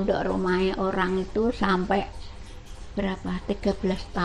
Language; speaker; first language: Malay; non-native, local second language; Javanese